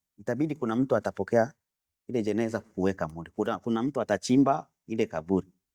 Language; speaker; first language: Swahili; non-native, local second language; Bembe